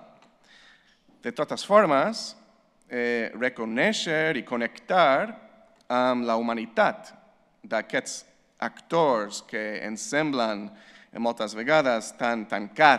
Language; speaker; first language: Catalan; non-native, fluent; English